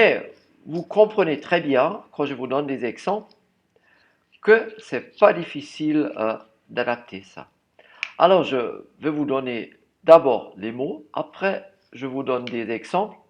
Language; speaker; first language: French; non-native, fluent; German